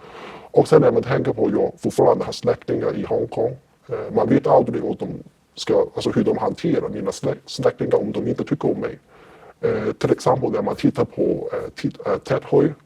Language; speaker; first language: Swedish; non-native, fluent; Cantonese